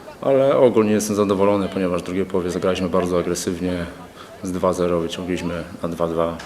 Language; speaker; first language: Polish; native; Polish